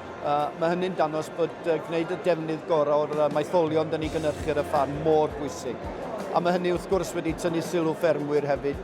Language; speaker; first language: Welsh; native; Welsh